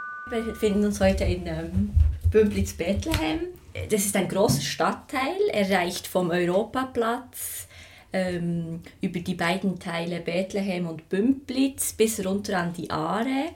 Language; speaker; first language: German; native; German